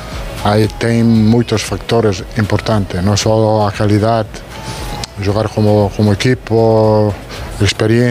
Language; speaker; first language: Portuguese; non-native, fluent; Italian